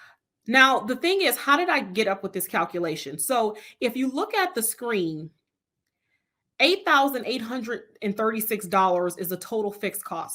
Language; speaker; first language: English; native; English